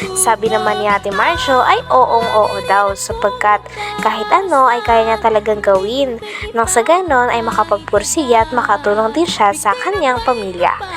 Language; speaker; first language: Filipino; native; Filipino